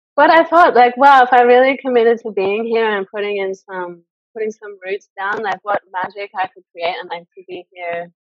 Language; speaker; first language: English; native; English